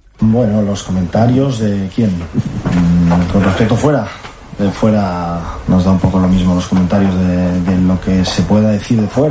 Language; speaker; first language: Spanish; native; Spanish